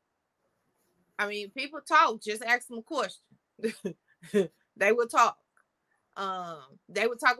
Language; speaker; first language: English; native; English